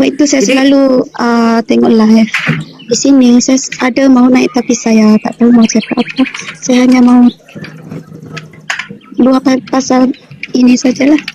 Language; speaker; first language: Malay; non-native, local second language; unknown